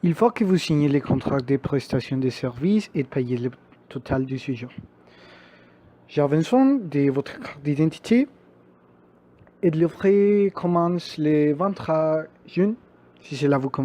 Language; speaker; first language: French; non-native, learner; Spanish